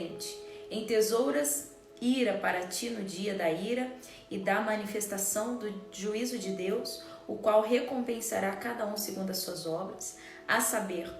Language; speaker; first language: Portuguese; native; Portuguese